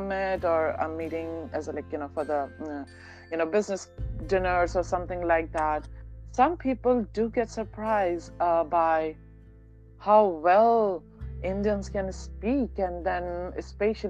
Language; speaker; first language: English; non-native, local second language; Hindi